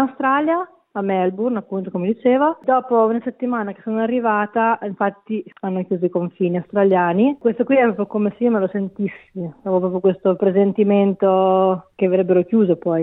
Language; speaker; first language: Italian; native; Italian